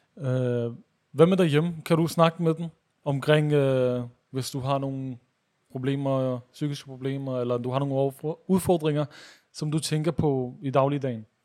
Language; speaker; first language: Danish; early bilingual, other home language; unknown